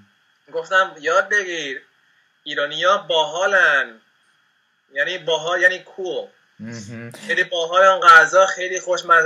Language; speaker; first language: Persian; non-native, fluent; Spanish